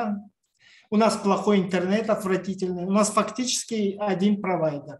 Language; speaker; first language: Russian; non-native, local second language; Tajik